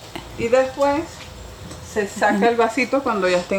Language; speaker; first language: Spanish; native; Spanish